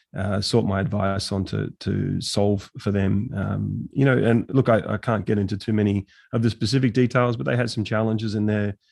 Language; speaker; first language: English; native; English